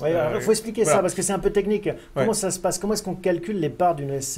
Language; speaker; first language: French; native; French